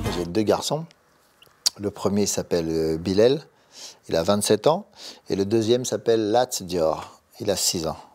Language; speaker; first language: French; native; French